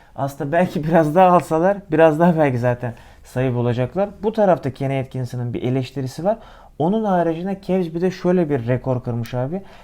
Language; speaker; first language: Turkish; native; Turkish